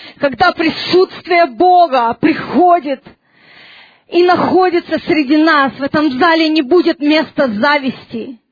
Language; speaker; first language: Russian; early bilingual, heritage; Russian